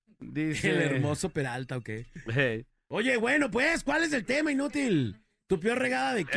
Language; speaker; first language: Spanish; native; Spanish